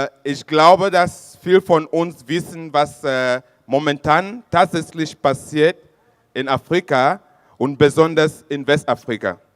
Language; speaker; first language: German; non-native, fluent; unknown